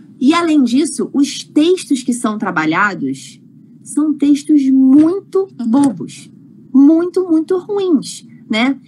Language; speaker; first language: Portuguese; native; Portuguese